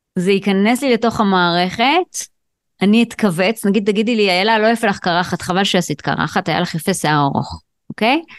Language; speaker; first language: Hebrew; native; Hebrew